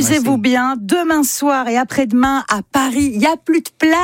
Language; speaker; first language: French; native; French